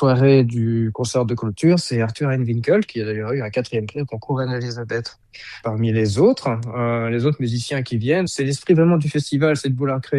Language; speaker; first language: French; native; French